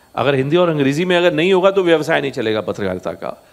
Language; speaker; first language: Hindi; native; Hindi